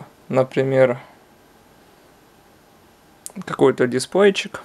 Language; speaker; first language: Russian; non-native, local second language; Ukrainian